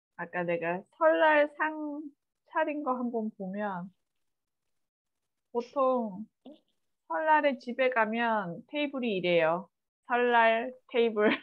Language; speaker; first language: Korean; native; Korean